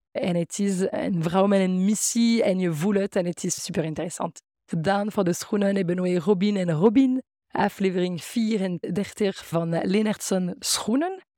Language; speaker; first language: Dutch; non-native, fluent; French